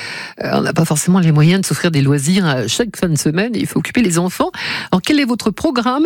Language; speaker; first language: French; native; French